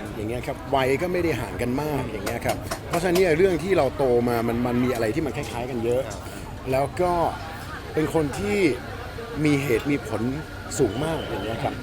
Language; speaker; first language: Thai; early bilingual, heritage; Danish